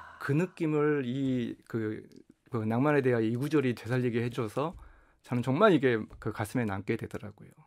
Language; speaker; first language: Korean; native; Korean